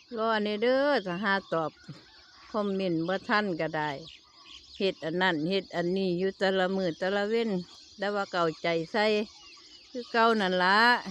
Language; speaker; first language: Thai; native; Thai